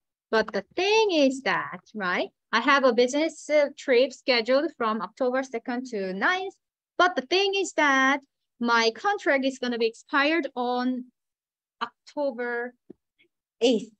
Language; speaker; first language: English; non-native, fluent; Korean